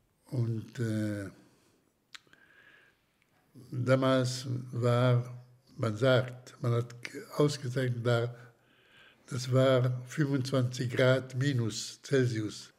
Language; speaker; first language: German; non-native, fluent; Slovak